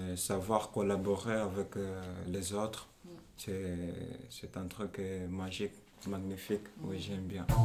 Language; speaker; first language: French; non-native, fluent; Portuguese